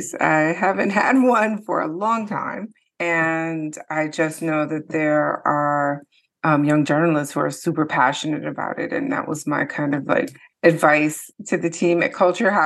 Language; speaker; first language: English; native; English